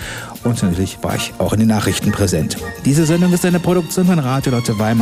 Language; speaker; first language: German; native; German